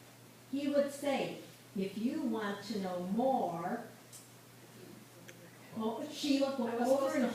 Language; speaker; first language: English; native; English